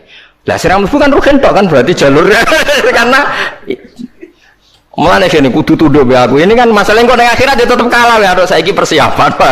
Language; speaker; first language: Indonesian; non-native, local second language; Javanese